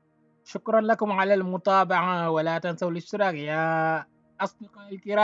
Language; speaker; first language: Arabic; non-native, fluent; Wolof